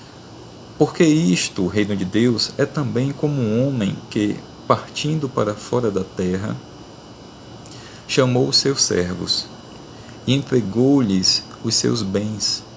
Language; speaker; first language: Portuguese; native; Portuguese